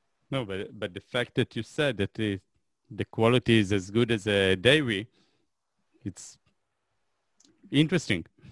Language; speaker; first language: English; non-native, fluent; Hebrew